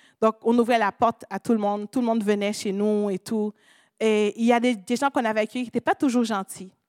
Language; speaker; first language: French; non-native, local second language; Haitian Creole